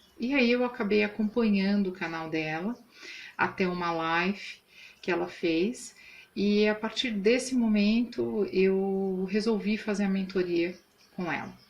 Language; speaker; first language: Portuguese; native; Portuguese